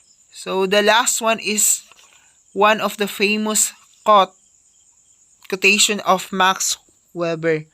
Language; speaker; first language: English; non-native, local second language; Filipino